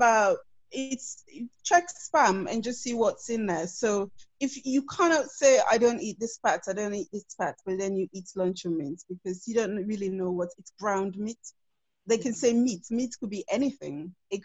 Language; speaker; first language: English; non-native, local second language; Krio